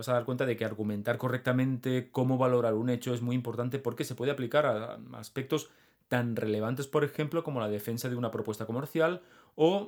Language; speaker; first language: Spanish; native; Spanish